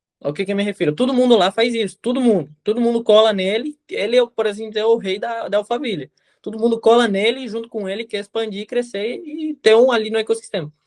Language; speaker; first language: Portuguese; non-native, fluent; Spanish